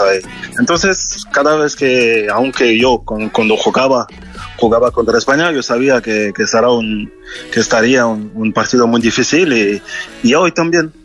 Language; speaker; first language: Spanish; non-native, fluent; French